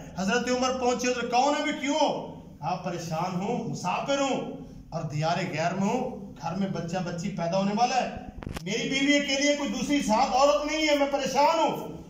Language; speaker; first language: Urdu; non-native, local second language; Punjabi